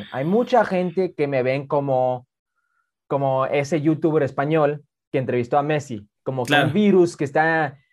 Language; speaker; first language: Spanish; early bilingual, heritage; Spanish